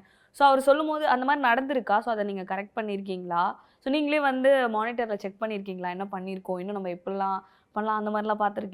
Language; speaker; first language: Tamil; native; Tamil